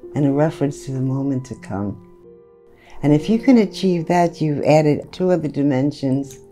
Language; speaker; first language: English; native; English